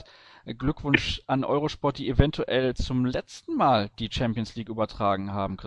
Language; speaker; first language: German; native; German